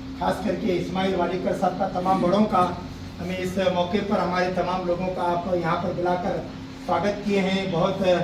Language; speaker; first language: Hindi; non-native, local second language; Urdu